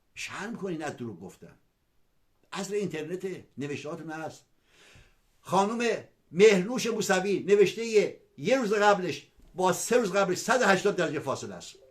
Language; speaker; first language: Persian; non-native, local second language; Azerbaijani